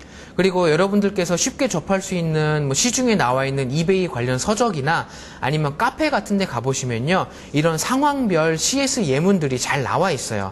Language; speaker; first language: Korean; native; Korean